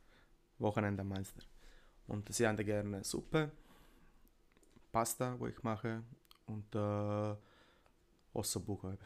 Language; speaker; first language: German; non-native, learner; Italian